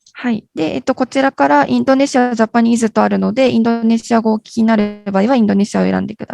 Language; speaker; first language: Japanese; native; Japanese